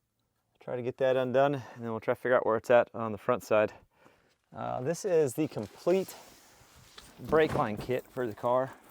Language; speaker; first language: English; native; English